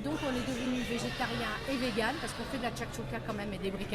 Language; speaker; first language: French; native; French